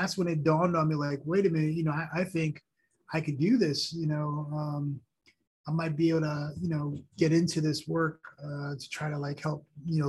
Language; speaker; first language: English; early bilingual, other home language; Haitian Creole